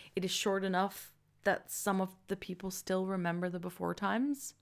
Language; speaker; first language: English; non-native, fluent; Dutch